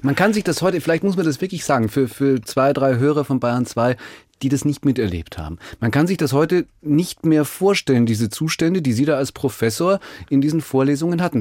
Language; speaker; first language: German; native; German